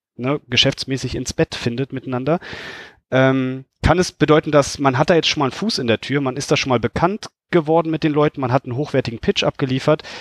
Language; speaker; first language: German; native; German